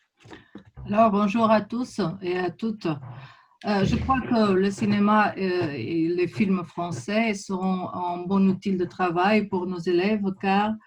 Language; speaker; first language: French; non-native, fluent; Portuguese